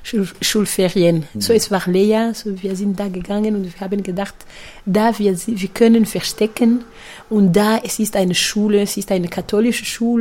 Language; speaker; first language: German; non-native, fluent; Kinyarwanda